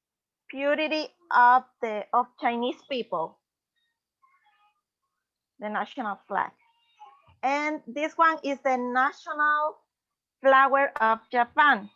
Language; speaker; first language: English; non-native, learner; Spanish